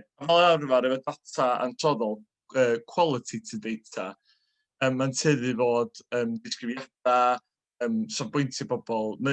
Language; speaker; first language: Welsh; native; Welsh